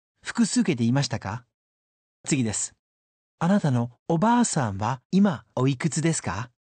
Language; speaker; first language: Japanese; non-native, fluent; English